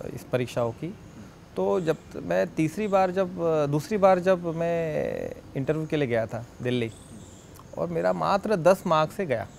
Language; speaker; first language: Hindi; non-native, local second language; Marathi